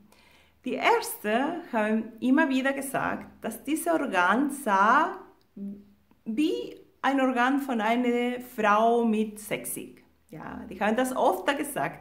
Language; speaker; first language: German; non-native, fluent; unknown